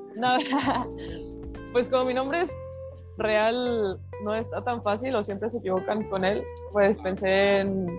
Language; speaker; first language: Spanish; native; Spanish